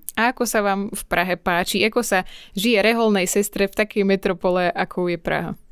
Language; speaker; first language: Slovak; native; Slovak